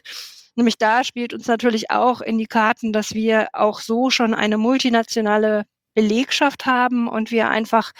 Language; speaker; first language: German; native; German